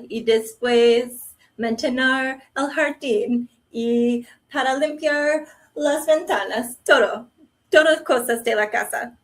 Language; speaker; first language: Spanish; non-native, learner; English